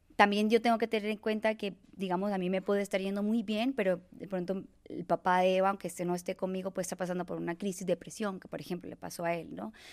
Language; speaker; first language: Spanish; native; Spanish